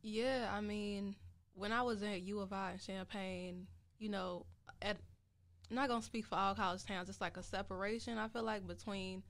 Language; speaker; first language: English; native; English